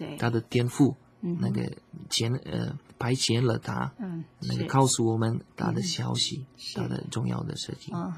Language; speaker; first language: Chinese; non-native, learner; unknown